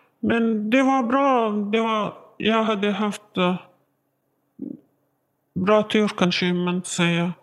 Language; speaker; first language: Swedish; non-native, learner; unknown